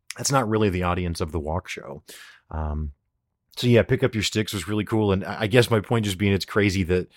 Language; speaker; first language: English; native; English